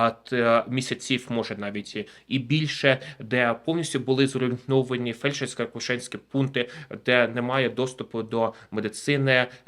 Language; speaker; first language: Ukrainian; native; Ukrainian